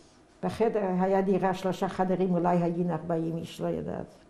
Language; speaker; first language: Hebrew; non-native, fluent; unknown